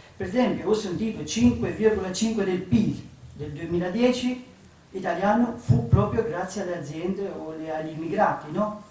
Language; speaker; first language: Italian; non-native, fluent; Albanian